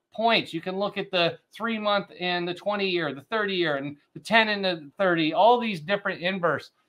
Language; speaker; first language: English; native; English